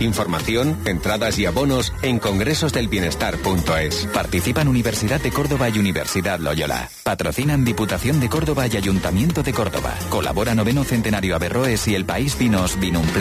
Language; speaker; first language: Spanish; native; Spanish